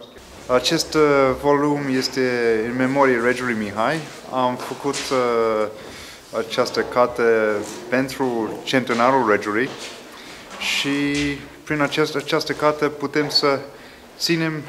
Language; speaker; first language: Romanian; non-native, fluent; English